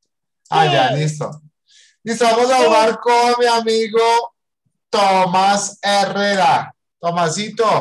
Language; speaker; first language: Spanish; native; Spanish